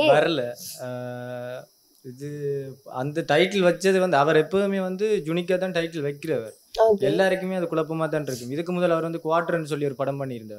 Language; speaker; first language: Tamil; native; Tamil